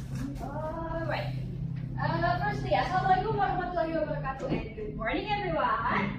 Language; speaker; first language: English; non-native, fluent; Indonesian